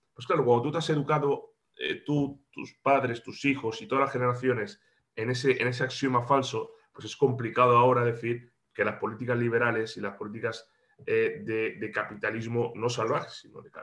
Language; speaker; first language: Spanish; native; Spanish